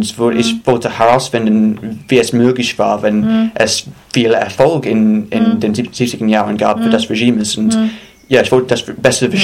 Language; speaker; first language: German; non-native, fluent; English